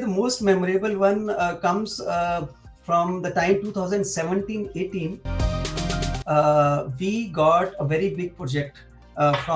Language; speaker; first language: English; non-native, local second language; Hindi